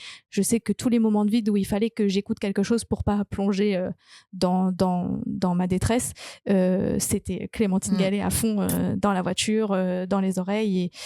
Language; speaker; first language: French; native; French